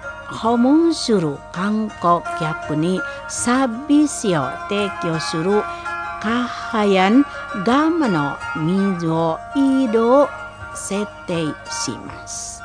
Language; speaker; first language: Japanese; non-native, fluent; Indonesian